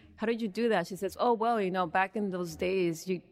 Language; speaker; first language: English; early bilingual, other home language; Spanish